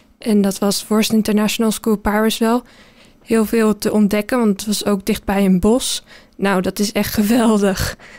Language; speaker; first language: Dutch; early bilingual, heritage; Dutch